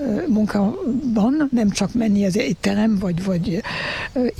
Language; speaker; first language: Hungarian; non-native, learner; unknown